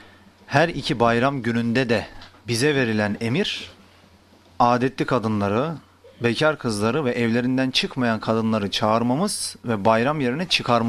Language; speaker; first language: Turkish; native; Turkish